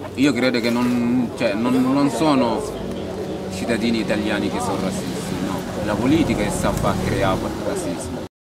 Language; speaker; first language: Italian; non-native, fluent; Arabic